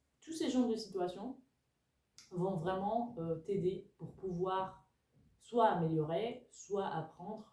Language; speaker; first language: French; non-native, fluent; Spanish